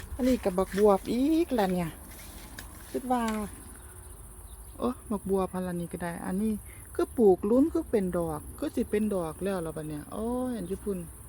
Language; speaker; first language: Thai; native; Thai